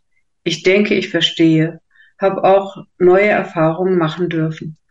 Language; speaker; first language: German; native; German